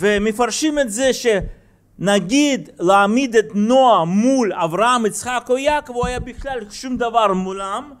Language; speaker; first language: Hebrew; non-native, fluent; Russian